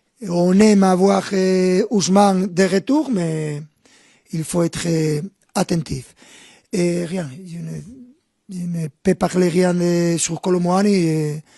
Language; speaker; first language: French; non-native, fluent; Spanish